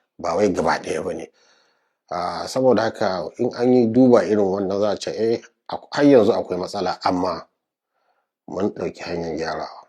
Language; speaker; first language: Hausa; native; Hausa